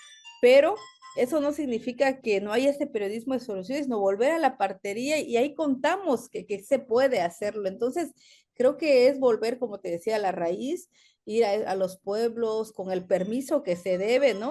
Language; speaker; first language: Spanish; native; Spanish